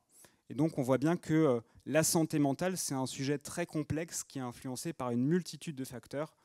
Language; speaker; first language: French; native; French